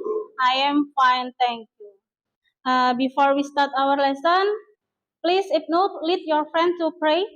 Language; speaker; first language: English; non-native, learner; Indonesian